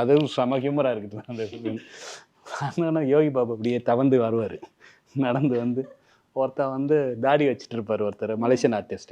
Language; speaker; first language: Tamil; native; Tamil